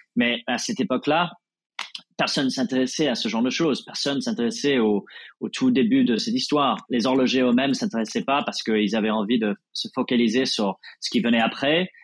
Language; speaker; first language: French; non-native, fluent; English